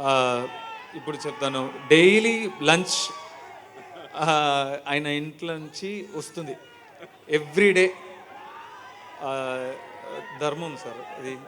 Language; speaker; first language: Telugu; non-native, learner; Tamil